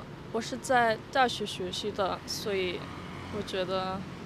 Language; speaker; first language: Chinese; non-native, learner; German